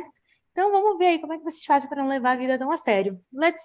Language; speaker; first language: Portuguese; native; Portuguese